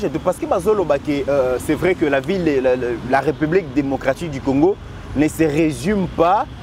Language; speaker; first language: French; non-native, local second language; Lingala